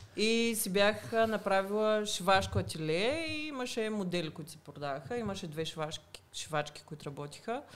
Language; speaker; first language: Bulgarian; early bilingual, heritage; Bulgarian